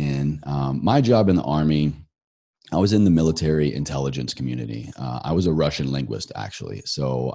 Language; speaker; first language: English; native; English